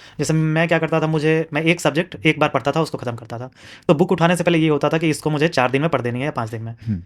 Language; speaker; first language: Hindi; native; Hindi